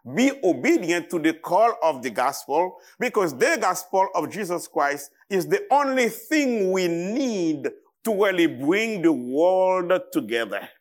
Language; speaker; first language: English; non-native, fluent; Haitian Creole